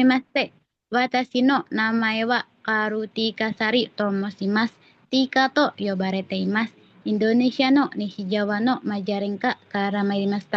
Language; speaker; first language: Japanese; non-native, learner; Indonesian